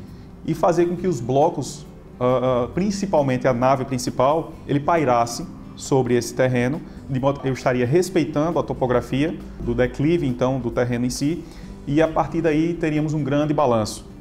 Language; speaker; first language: Portuguese; native; Portuguese